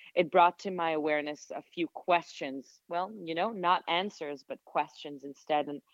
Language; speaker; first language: English; non-native, fluent; Hebrew